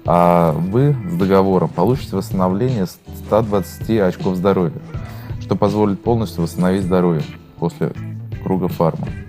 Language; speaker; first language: Russian; native; Russian